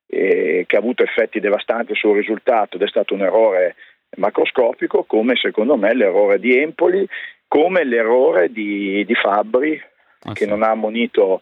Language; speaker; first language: Italian; native; Italian